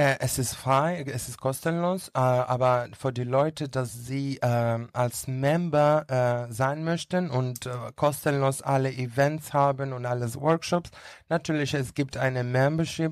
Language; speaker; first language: German; non-native, learner; Greek